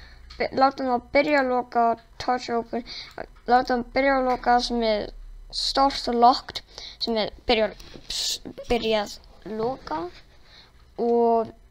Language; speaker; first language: Icelandic; non-native, learner; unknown